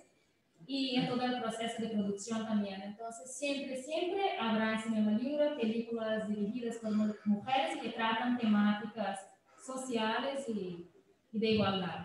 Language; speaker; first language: Spanish; non-native, fluent; Portuguese